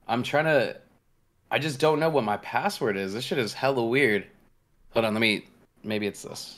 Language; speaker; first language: English; native; English